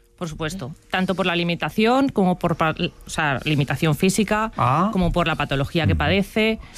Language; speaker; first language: Spanish; native; Spanish